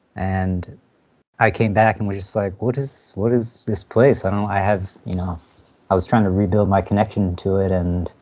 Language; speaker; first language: English; native; English